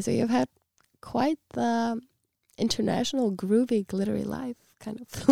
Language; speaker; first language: English; non-native, fluent; Icelandic